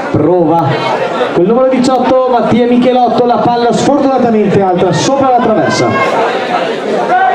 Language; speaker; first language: Italian; native; Italian